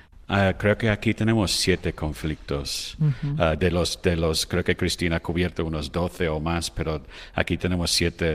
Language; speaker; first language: Spanish; non-native, fluent; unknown